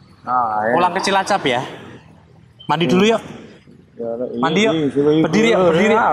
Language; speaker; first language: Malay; non-native, local second language; Javanese